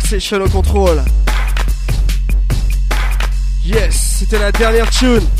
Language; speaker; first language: French; native; French